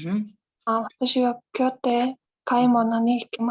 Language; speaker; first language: Japanese; non-native, learner; Mongolian